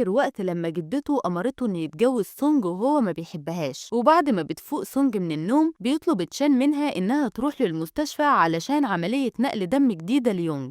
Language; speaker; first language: Arabic; native; Arabic